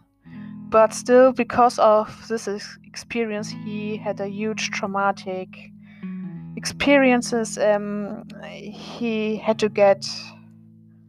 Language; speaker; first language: English; non-native, fluent; German